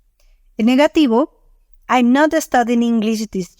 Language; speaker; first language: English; non-native, fluent; Spanish